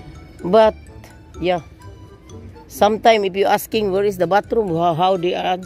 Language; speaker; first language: English; non-native, local second language; Filipino